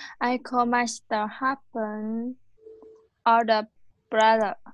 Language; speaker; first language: English; non-native, learner; Vietnamese